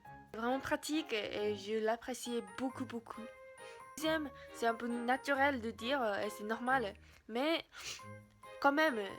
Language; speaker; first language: French; non-native, learner; Japanese